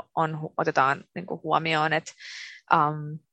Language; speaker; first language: Finnish; native; Finnish